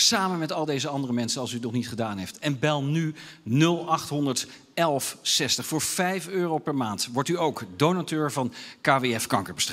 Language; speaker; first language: Dutch; native; Dutch